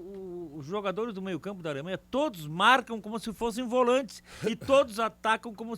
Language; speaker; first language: Portuguese; native; Portuguese